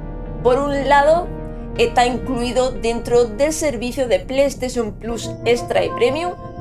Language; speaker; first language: Spanish; native; Spanish